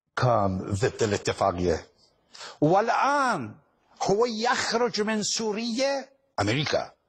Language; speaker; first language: Arabic; non-native, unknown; Persian